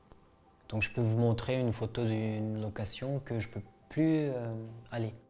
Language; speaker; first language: French; non-native, fluent; Uyghur